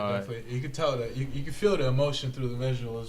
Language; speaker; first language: English; native; English